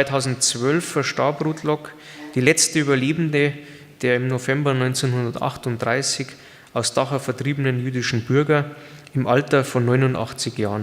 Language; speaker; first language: German; native; German